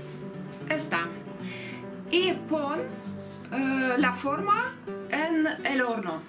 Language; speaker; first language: Spanish; non-native, learner; Russian